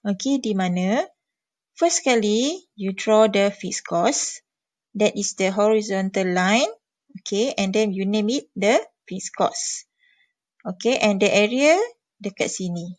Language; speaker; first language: English; non-native, local second language; Malay